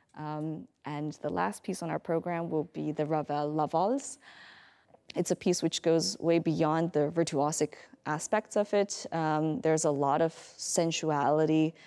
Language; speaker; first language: English; native; English